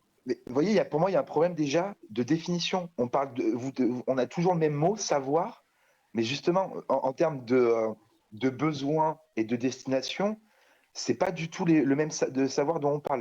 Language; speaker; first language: French; native; French